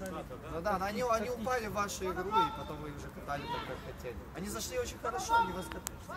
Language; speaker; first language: Russian; native; Russian